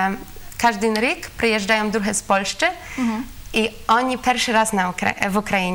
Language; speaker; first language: Ukrainian; non-native, learner; Polish